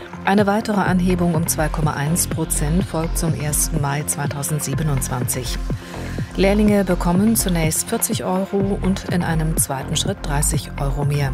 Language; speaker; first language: German; native; German